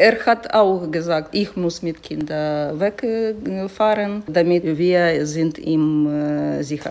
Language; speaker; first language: German; non-native, learner; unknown